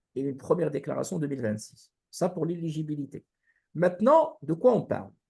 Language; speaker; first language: French; non-native, local second language; Arabic